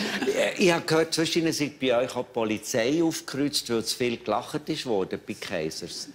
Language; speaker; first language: German; native; German